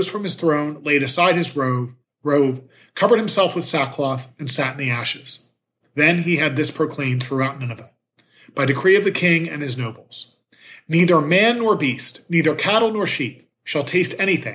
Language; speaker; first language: English; native; English